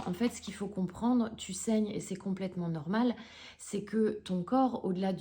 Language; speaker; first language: French; native; French